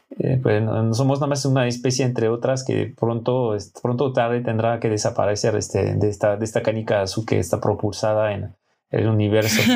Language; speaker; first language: Spanish; non-native, fluent; French